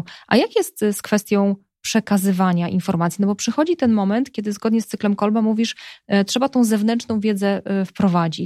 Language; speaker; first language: Polish; native; Polish